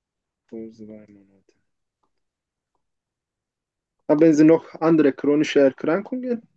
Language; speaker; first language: German; non-native, fluent; Turkish